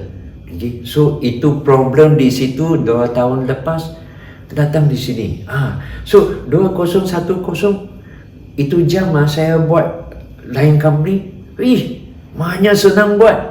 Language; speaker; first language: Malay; non-native, local second language; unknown